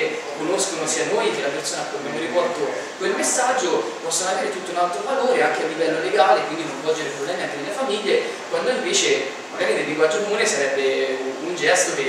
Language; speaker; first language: Italian; native; Italian